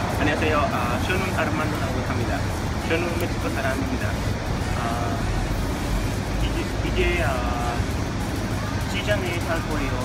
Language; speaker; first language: Korean; non-native, learner; Spanish